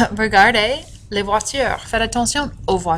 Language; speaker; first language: French; non-native, fluent; English